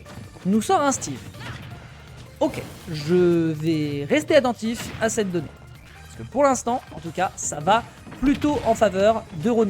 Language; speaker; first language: French; native; French